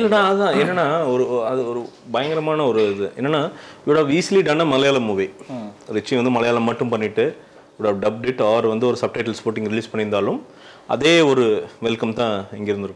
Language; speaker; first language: Tamil; native; Tamil